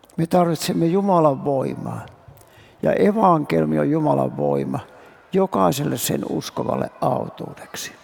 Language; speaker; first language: Finnish; native; Finnish